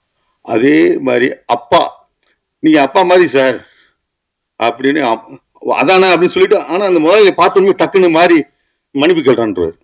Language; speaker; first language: Tamil; native; Tamil